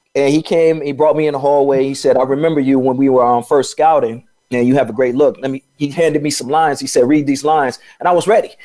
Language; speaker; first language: English; native; English